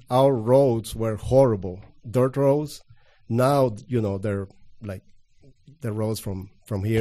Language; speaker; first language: English; non-native, fluent; Spanish